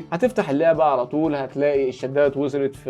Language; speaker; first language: Arabic; native; Arabic